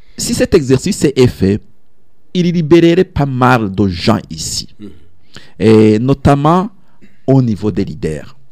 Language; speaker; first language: French; non-native, local second language; Rundi